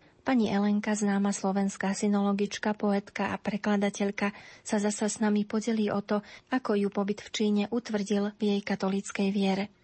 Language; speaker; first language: Slovak; native; Slovak